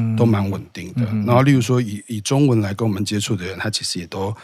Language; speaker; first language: Chinese; native; Chinese